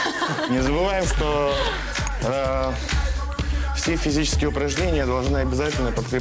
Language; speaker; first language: Russian; native; Russian